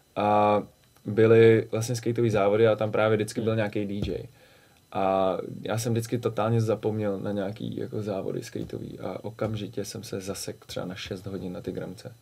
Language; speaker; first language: Czech; early bilingual, other home language; English